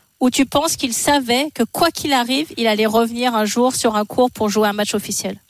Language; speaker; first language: French; native; French